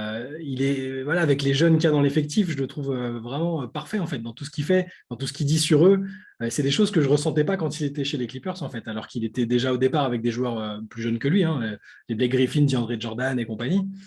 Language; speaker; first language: French; native; French